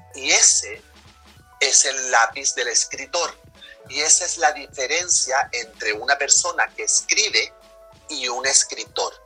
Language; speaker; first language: Spanish; native; Spanish